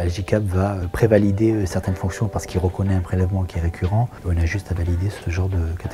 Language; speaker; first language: French; native; French